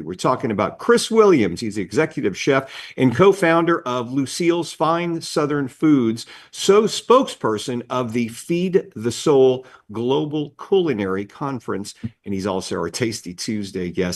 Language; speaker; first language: English; native; English